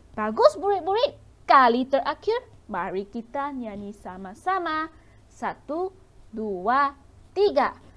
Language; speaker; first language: Malay; non-native, local second language; Chinese